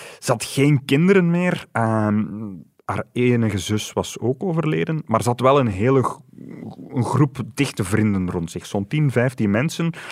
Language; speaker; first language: Dutch; native; Dutch